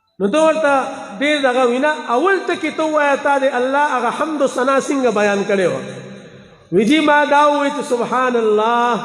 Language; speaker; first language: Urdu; non-native, local second language; Northern Hindko